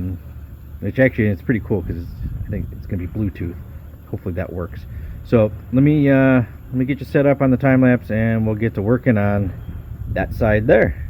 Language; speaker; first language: English; native; English